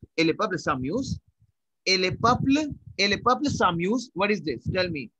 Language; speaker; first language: French; non-native, learner; Hindi